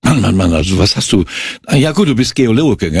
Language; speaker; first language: German; native; German